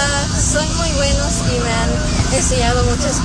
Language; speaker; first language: Spanish; early bilingual, heritage; Spanish